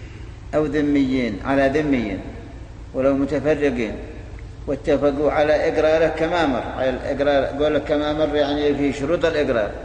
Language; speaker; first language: Arabic; native; Arabic